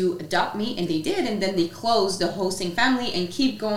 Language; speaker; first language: English; non-native, fluent; French